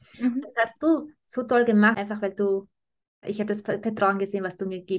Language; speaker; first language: German; native; German